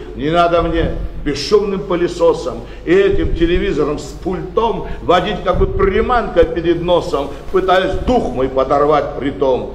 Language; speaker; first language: Russian; native; Russian